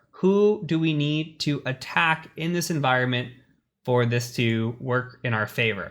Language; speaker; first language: English; native; English